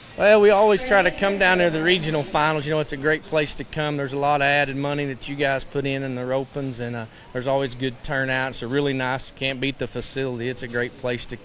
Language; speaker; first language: English; native; English